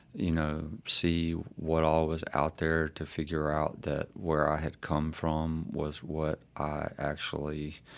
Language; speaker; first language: English; native; English